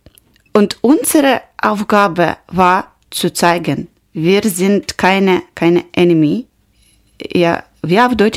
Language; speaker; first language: German; non-native, learner; Ukrainian